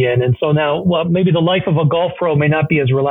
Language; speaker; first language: English; native; English